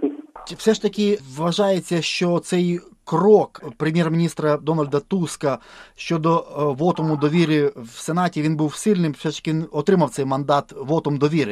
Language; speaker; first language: Ukrainian; native; Ukrainian